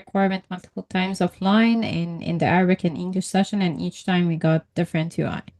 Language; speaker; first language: English; non-native, fluent; Arabic